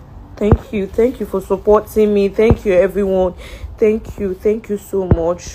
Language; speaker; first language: English; non-native, local second language; Yoruba